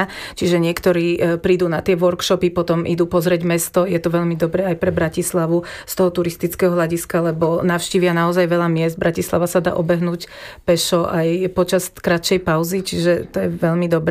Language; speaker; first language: Slovak; native; Slovak